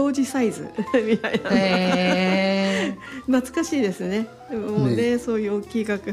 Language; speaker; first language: Japanese; native; Japanese